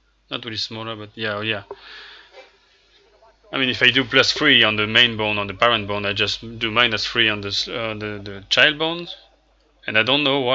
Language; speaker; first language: English; non-native, fluent; French